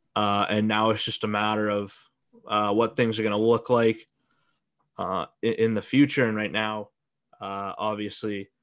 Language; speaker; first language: English; native; English